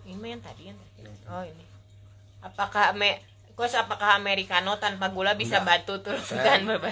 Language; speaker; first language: Indonesian; native; Indonesian